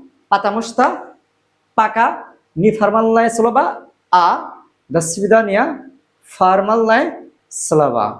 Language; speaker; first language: Russian; non-native, learner; Bangla